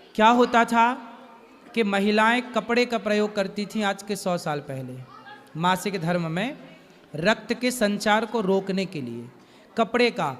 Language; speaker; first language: Hindi; native; Hindi